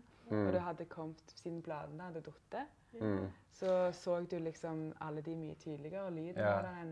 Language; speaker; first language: Norwegian; native; Norwegian